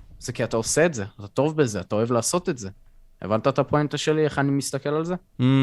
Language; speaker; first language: Hebrew; native; Hebrew